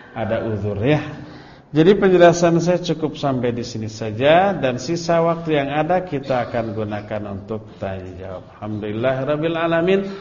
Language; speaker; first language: Indonesian; non-native, local second language; Sundanese